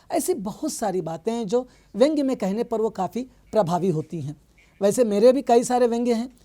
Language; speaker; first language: Hindi; non-native, local second language; Telugu